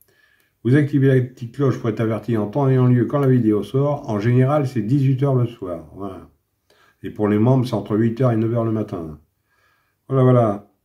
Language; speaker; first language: French; native; French